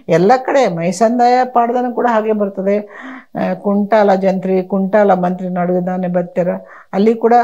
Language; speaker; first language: Kannada; non-native, local second language; Tulu